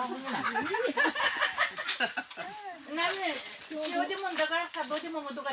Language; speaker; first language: Japanese; native; Japanese